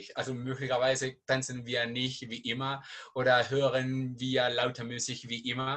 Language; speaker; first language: German; non-native, learner; Spanish